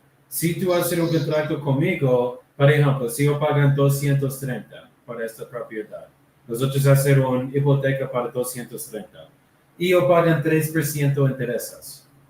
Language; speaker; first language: Spanish; non-native, learner; English